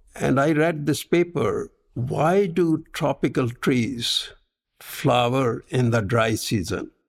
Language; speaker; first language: English; non-native, local second language; Punjabi